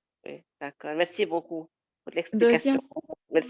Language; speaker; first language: French; non-native, local second language; Arabic